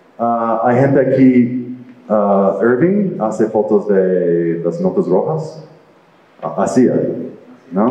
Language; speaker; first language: Spanish; non-native, fluent; English